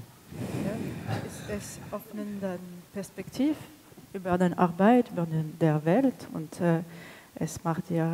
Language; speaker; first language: German; non-native, fluent; French